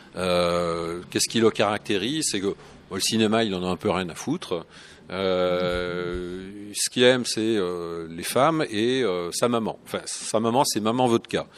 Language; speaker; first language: French; native; French